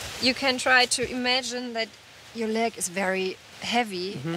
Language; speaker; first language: English; non-native, fluent; German